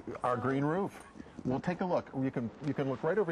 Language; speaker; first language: English; native; English